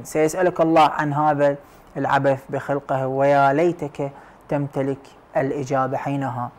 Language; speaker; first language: Arabic; native; Arabic